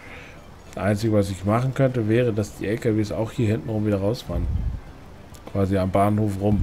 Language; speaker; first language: German; native; German